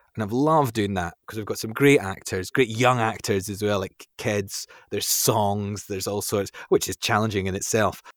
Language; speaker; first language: English; native; English